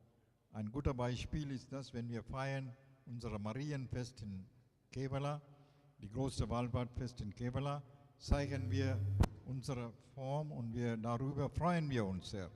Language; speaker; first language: German; non-native, fluent; Tamil